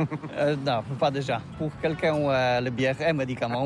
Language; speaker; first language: French; non-native, learner; Polish